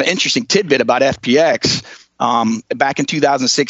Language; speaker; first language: English; native; English